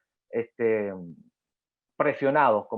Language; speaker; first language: Spanish; native; Spanish